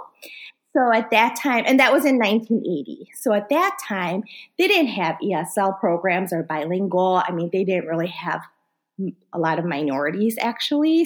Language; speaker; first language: English; early bilingual, other home language; Korean